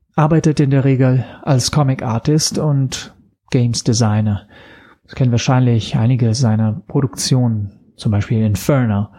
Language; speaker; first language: German; non-native, fluent; Italian